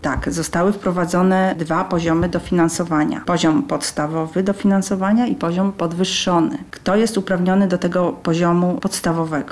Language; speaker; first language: Polish; native; Polish